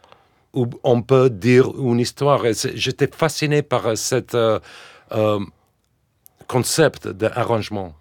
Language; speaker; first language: French; non-native, fluent; English